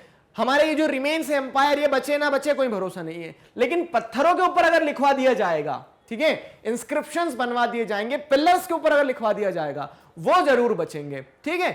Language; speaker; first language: Hindi; native; Hindi